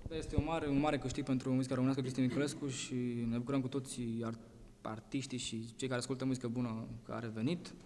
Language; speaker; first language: Romanian; native; Romanian